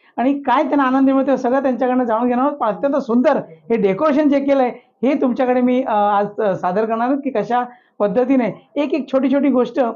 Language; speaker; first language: Marathi; non-native, local second language; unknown